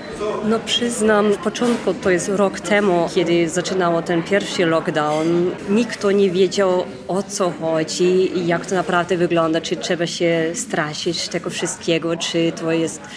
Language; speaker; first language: Polish; non-native, fluent; German